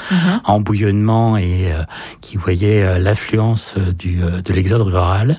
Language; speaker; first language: French; native; French